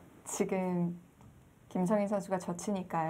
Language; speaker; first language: Korean; native; Korean